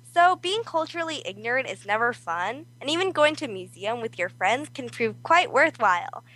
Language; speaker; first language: English; early bilingual, other home language; Korean